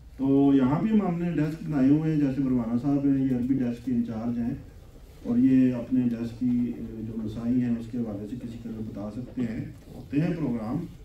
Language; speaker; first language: Urdu; non-native, local second language; Punjabi